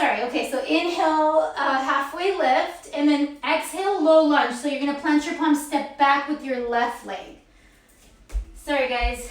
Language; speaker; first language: English; native; English